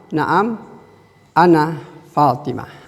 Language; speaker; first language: Arabic; non-native, fluent; Indonesian